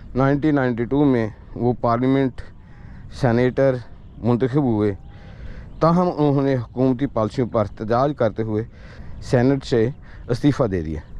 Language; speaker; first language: Urdu; non-native, local second language; Punjabi